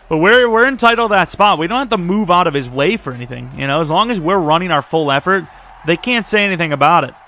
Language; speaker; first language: English; native; English